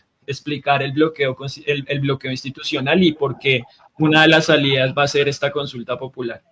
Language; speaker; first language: Spanish; native; Spanish